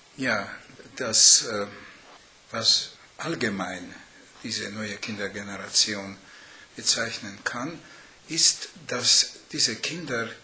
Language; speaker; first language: German; non-native, fluent; Hungarian